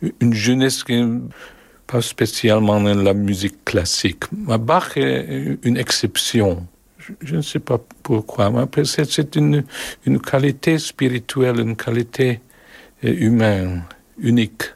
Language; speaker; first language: French; non-native, learner; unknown